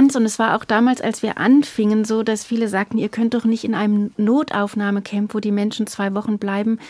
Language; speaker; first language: German; native; German